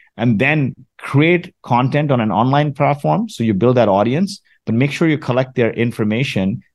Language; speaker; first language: English; early bilingual, other home language; Arabic